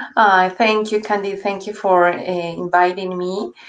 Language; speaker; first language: English; non-native, fluent; Spanish